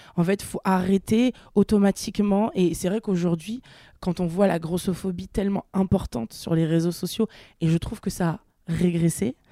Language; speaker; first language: French; native; French